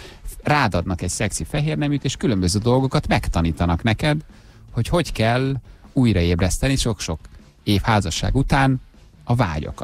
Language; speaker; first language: Hungarian; native; Hungarian